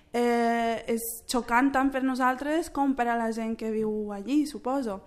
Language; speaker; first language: Catalan; early bilingual, other home language; Arabic